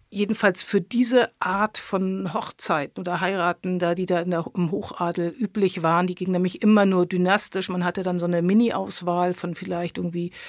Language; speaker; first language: German; native; German